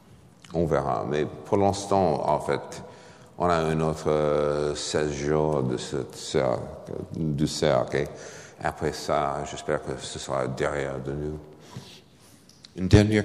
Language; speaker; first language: French; non-native, fluent; English